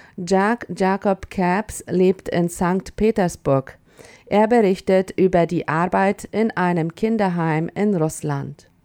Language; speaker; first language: German; early bilingual, heritage; German